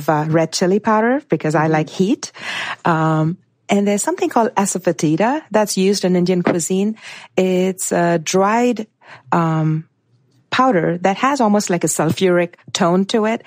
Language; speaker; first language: English; non-native, local second language; Gujarati